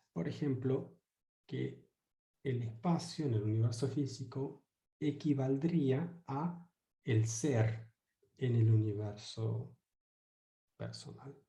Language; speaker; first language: Spanish; native; Spanish